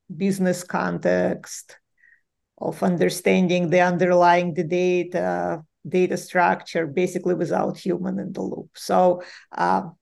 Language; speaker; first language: English; non-native, fluent; Ukrainian